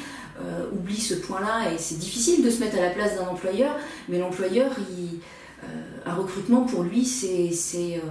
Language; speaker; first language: French; native; French